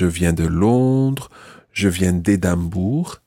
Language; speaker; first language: French; non-native, fluent; English